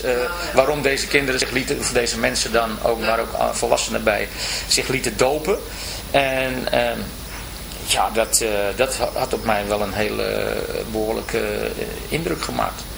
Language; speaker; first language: Dutch; native; Dutch